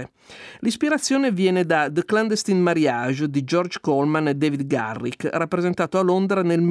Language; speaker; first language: Italian; native; Italian